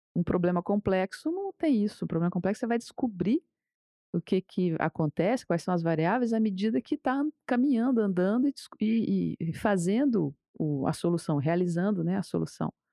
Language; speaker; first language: Portuguese; native; Portuguese